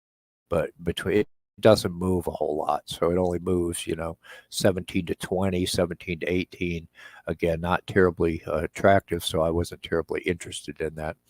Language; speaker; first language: English; native; English